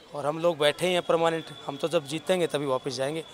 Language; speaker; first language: Hindi; native; Hindi